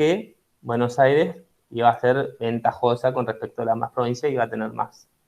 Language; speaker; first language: Spanish; native; Spanish